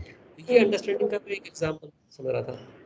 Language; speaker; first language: Hindi; native; Hindi